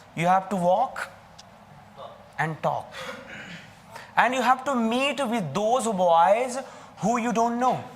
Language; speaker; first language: English; non-native, fluent; Hindi